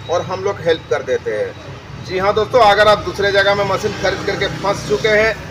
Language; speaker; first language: Hindi; non-native, local second language; Bangla